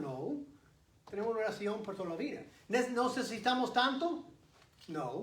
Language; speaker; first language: Spanish; non-native, fluent; English